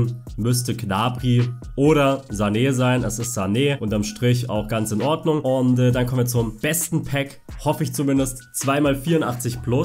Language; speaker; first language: German; native; German